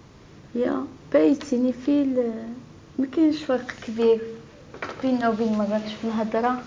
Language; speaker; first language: Dutch; non-native, learner; Arabic